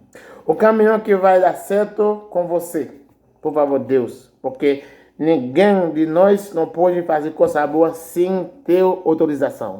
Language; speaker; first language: Portuguese; non-native, learner; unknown